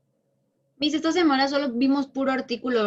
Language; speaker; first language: Spanish; native; Spanish